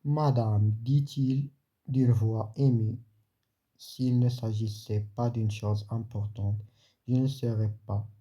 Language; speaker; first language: French; non-native, local second language; Arabic